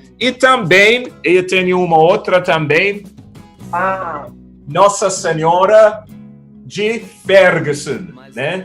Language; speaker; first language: Portuguese; non-native, fluent; English